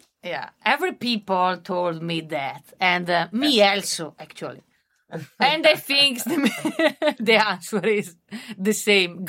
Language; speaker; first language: English; non-native, learner; Italian